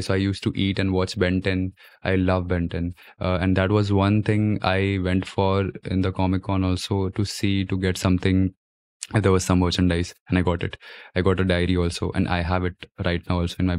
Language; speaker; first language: English; non-native, local second language; Gujarati